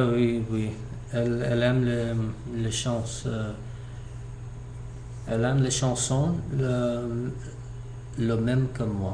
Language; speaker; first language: French; non-native, learner; English